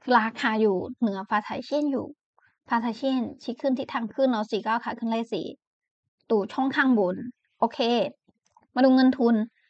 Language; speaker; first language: Thai; non-native, fluent; Chinese